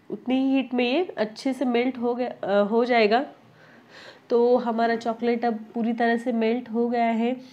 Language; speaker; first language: Hindi; non-native, local second language; Marathi